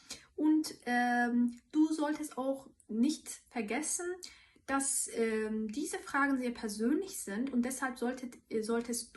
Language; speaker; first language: German; non-native, fluent; Turkish